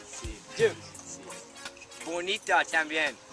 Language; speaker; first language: Spanish; non-native, learner; English